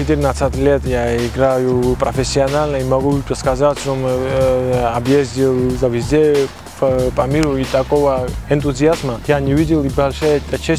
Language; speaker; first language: Russian; non-native, fluent; Georgian